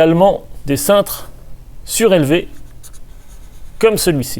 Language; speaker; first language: French; native; French